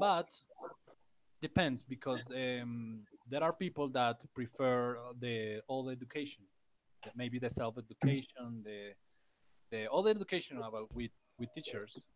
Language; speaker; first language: English; non-native, learner; Spanish